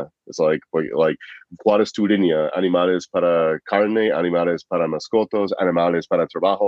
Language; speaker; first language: Spanish; non-native, fluent; English